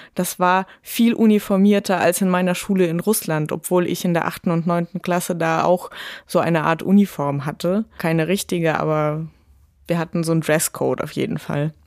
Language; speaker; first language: German; early bilingual, other home language; Russian